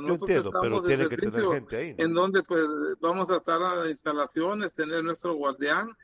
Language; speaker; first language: Spanish; native; Spanish